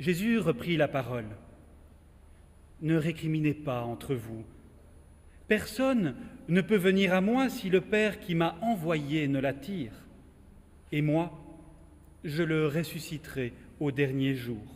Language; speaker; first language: French; native; French